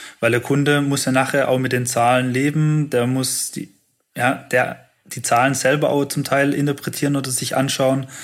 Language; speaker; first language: German; native; German